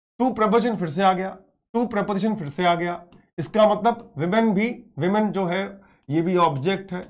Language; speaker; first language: Hindi; native; Hindi